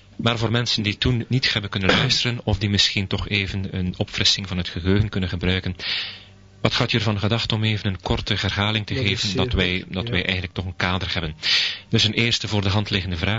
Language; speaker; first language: Dutch; native; Dutch